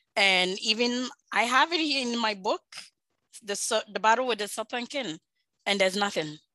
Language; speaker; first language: English; non-native, local second language; Akan